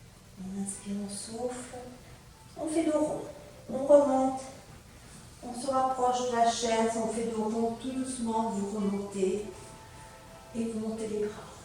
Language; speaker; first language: French; native; French